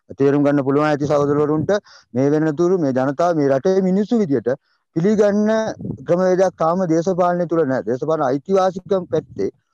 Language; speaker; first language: Sinhala; non-native, local second language; Tamil